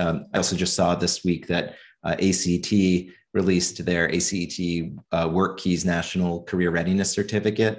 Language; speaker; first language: English; native; English